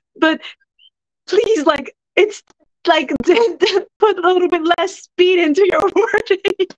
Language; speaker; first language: English; non-native, fluent; Spanish